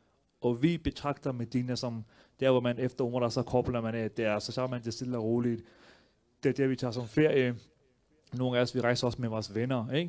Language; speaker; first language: Danish; early bilingual, other home language; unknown